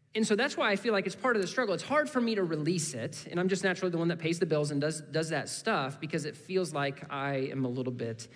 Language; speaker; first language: English; native; English